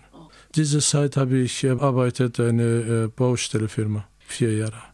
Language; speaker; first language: German; non-native, learner; Azerbaijani